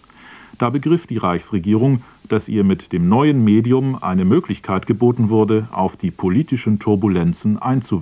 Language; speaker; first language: German; native; German